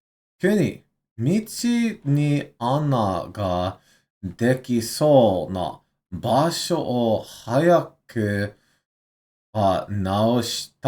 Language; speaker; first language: Japanese; non-native, learner; English